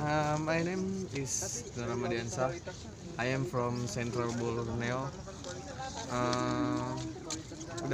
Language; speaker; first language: English; non-native, learner; Indonesian